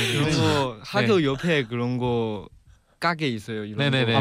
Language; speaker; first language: Korean; non-native, learner; Chinese